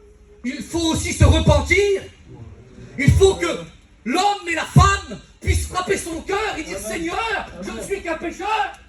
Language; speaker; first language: French; native; French